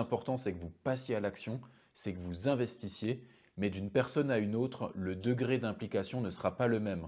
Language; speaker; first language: French; native; French